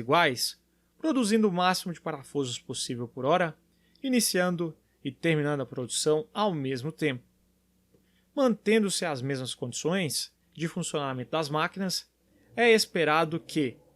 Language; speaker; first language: Portuguese; native; Portuguese